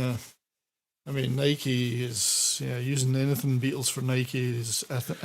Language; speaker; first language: English; native; English